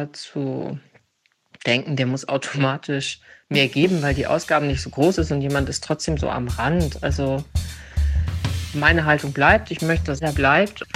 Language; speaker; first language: German; native; German